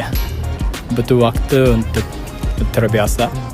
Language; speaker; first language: Indonesian; non-native, learner; Japanese